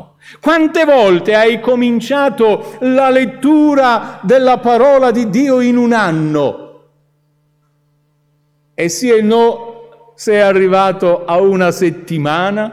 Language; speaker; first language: Italian; native; Italian